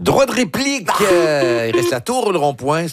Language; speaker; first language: French; native; French